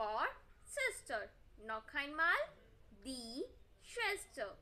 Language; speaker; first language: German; non-native, fluent; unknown